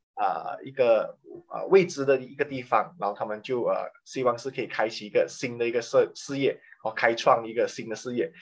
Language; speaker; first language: Chinese; native; Chinese